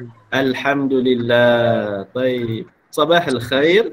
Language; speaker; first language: Arabic; non-native, fluent; Malay